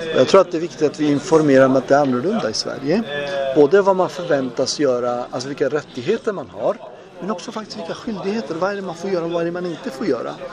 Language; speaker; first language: Swedish; early bilingual, other home language; Turoyo